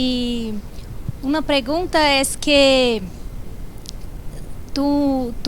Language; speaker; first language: Spanish; non-native, learner; Portuguese